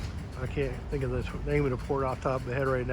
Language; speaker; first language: English; native; English